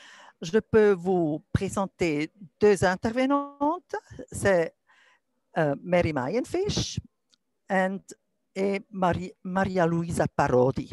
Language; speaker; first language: French; non-native, local second language; German